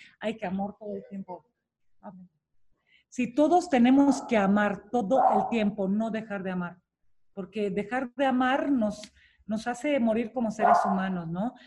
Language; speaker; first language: Spanish; non-native, fluent; Romanian